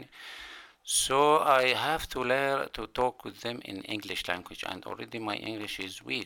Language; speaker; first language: English; non-native, learner; Arabic